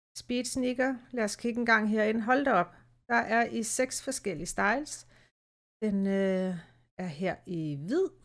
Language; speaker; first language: Danish; native; Danish